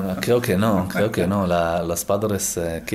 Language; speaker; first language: Spanish; non-native, learner; Hebrew